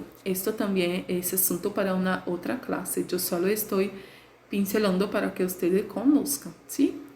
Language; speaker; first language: Spanish; non-native, fluent; Portuguese